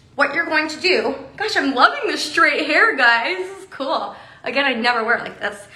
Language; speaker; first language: English; native; English